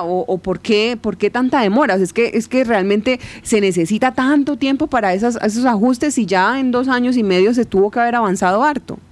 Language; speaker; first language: Spanish; native; Spanish